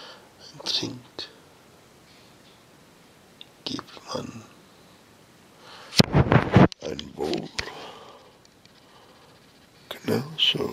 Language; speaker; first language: German; non-native, learner; English